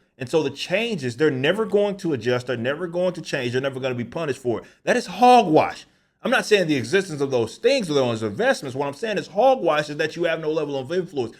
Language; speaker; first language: English; native; English